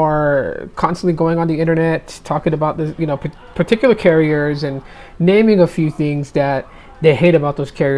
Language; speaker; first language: English; native; English